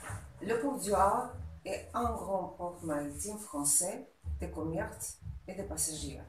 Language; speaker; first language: French; non-native, learner; Georgian